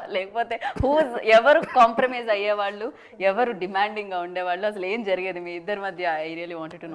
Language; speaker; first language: Telugu; native; Telugu